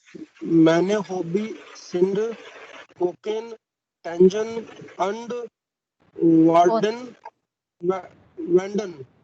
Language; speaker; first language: German; non-native, learner; Hindi